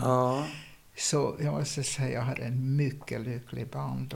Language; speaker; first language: Swedish; non-native, fluent; Hungarian